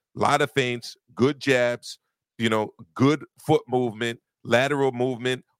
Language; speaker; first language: English; native; English